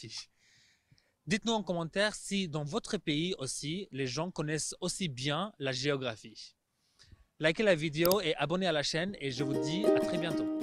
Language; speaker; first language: French; non-native, fluent; English